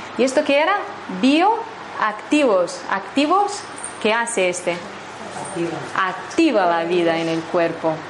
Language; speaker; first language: Spanish; non-native, fluent; Portuguese